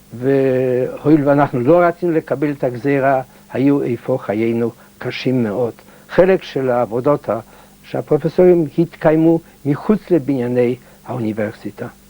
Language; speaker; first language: Hebrew; early bilingual, heritage; Hebrew